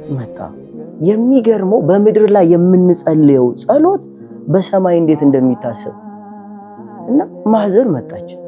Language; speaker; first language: Amharic; native; Amharic